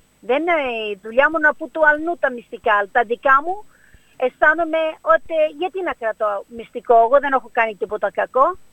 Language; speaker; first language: Greek; early bilingual, heritage; Greek